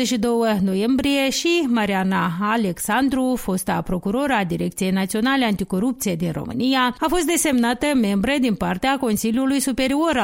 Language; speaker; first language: Romanian; native; Romanian